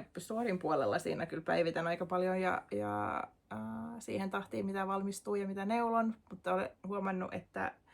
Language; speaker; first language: Finnish; non-native, local second language; Swedish